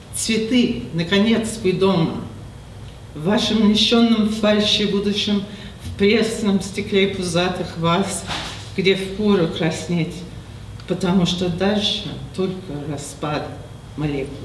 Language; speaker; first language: Russian; non-native, fluent; English